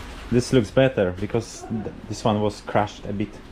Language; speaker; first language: English; non-native, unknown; Polish